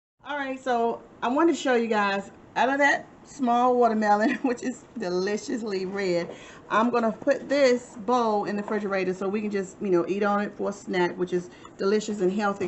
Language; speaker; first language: English; native; English